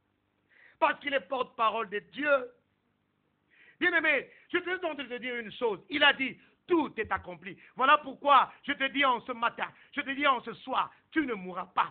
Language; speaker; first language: French; non-native, local second language; Lingala